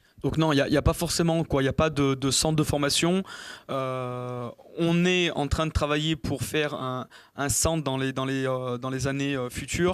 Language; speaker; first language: French; native; French